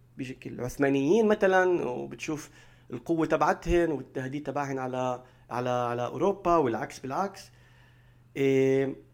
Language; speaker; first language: Arabic; native; Arabic